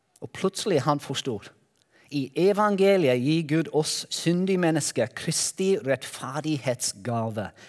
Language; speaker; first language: Norwegian; non-native, learner; Welsh